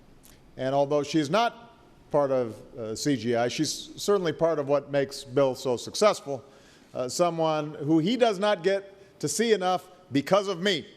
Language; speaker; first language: English; native; English